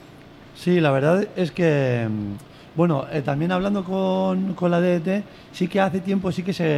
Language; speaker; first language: Spanish; native; Spanish